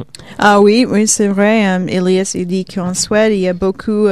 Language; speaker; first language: French; non-native, fluent; Swedish